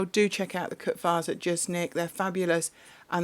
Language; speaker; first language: English; native; English